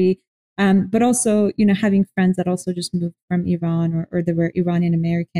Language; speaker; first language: English; non-native, fluent; Persian